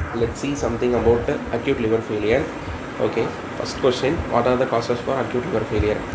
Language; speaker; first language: English; non-native, local second language; Tamil